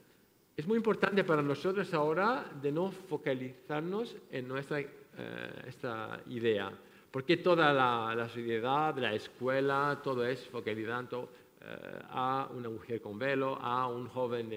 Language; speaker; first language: Spanish; non-native, fluent; French